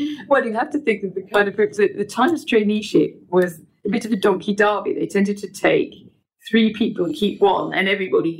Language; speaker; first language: English; native; English